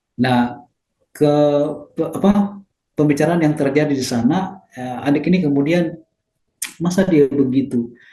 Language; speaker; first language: Indonesian; native; Indonesian